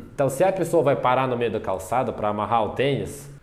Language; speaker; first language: Portuguese; non-native, fluent; English